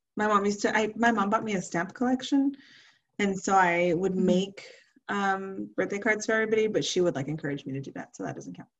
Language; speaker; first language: English; early bilingual, other home language; Spanish